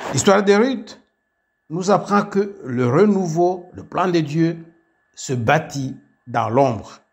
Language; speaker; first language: French; non-native, local second language; Kinyarwanda